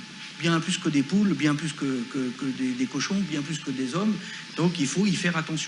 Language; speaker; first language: French; native; French